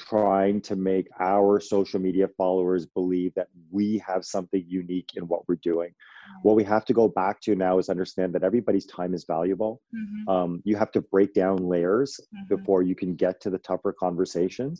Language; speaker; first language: English; native; English